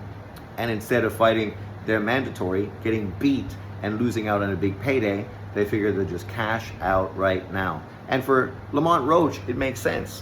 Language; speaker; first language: English; native; English